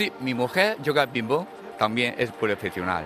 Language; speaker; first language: Spanish; non-native, learner; Chinese